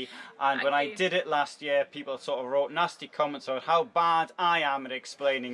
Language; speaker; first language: English; native; English